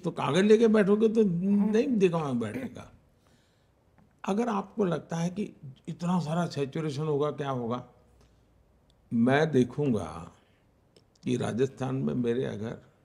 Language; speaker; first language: Hindi; non-native, local second language; Gujarati